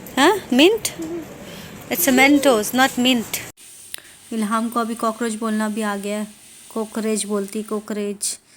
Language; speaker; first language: Urdu; native; Urdu